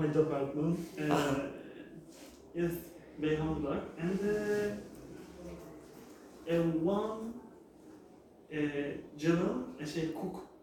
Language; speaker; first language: English; non-native, learner; Turkish